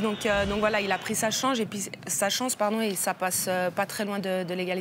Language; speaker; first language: French; native; French